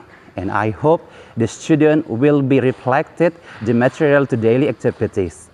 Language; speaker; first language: English; non-native, learner; Indonesian